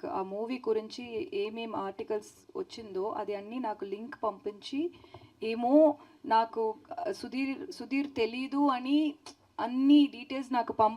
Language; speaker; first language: Telugu; non-native, learner; Tamil